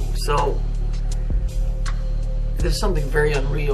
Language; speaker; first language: English; native; English